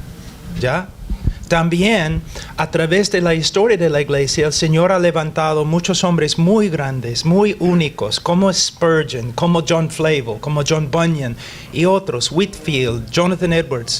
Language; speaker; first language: Spanish; non-native, fluent; English